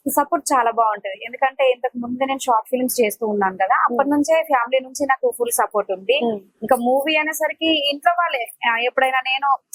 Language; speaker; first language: Telugu; native; Telugu